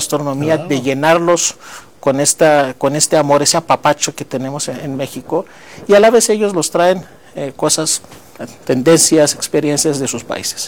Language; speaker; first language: Spanish; non-native, fluent; Greek